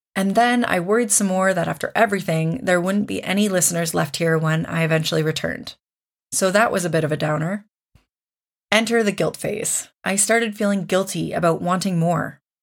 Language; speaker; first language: English; native; English